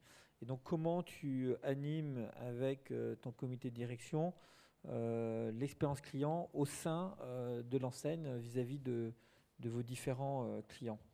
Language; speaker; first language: French; native; French